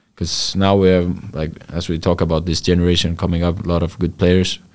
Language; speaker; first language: English; non-native, fluent; Icelandic